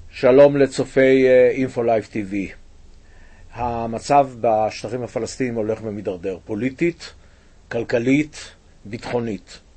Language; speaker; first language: Hebrew; native; Hebrew